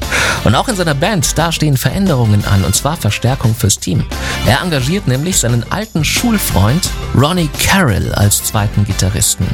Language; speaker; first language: German; native; German